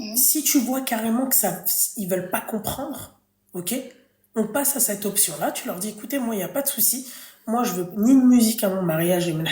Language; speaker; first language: French; early bilingual, other home language; Arabic